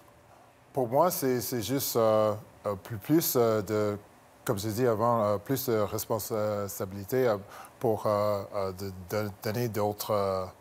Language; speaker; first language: French; non-native, local second language; English